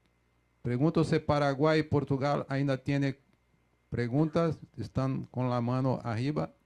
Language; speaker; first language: Spanish; non-native, fluent; Portuguese